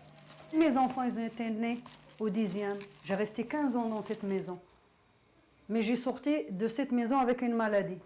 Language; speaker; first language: French; non-native, learner; Arabic